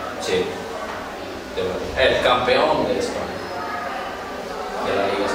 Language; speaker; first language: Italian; non-native, learner; Portuguese